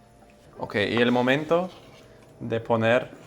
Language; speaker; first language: Spanish; non-native, fluent; Russian